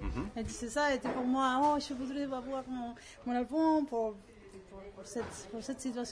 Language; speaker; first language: French; non-native, learner; Spanish